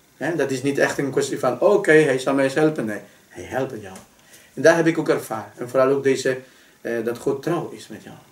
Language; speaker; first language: Dutch; non-native, fluent; Spanish